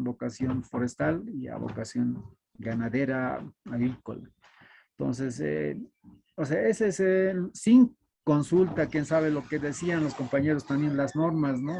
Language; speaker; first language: Spanish; native; Spanish